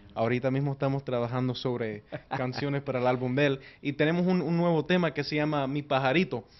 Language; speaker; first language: Spanish; early bilingual, heritage; Spanish